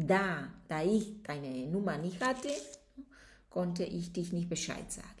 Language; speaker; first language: German; non-native, fluent; Spanish